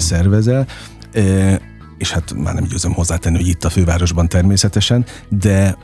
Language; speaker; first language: Hungarian; native; Hungarian